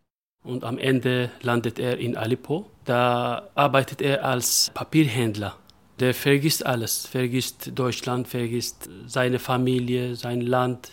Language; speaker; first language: German; non-native, local second language; Kurdish